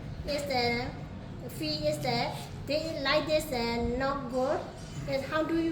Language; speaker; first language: English; non-native, learner; Burmese